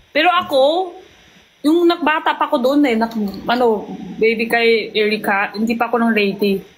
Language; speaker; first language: Filipino; non-native, learner; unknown